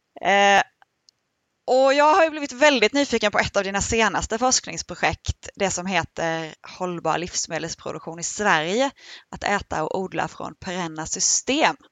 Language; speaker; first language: Swedish; native; Swedish